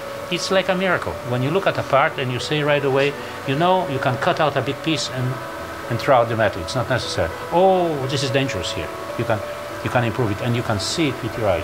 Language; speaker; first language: English; non-native, fluent; Polish